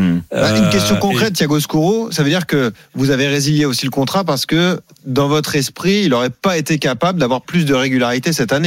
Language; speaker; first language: French; native; French